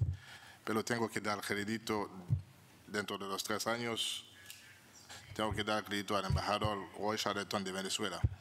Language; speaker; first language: Spanish; non-native, fluent; Haitian Creole